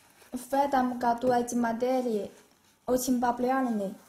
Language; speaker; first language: Russian; non-native, learner; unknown